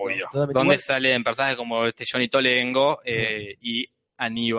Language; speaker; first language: Spanish; native; Spanish